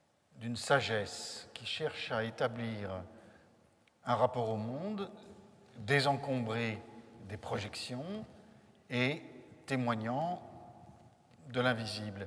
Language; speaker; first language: French; native; French